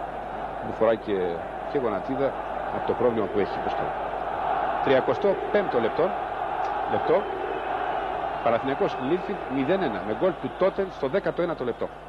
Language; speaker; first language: Greek; native; Greek